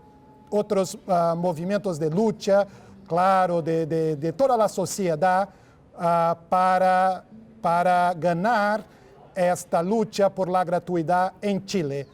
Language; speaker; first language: Spanish; non-native, fluent; Portuguese